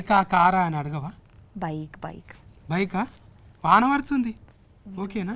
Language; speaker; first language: Telugu; native; Telugu